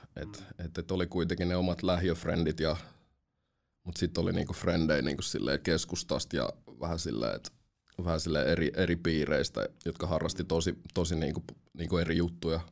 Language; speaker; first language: Finnish; early bilingual, other home language; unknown